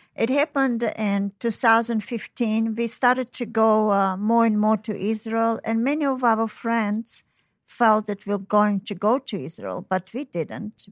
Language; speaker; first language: English; non-native, fluent; Uzbek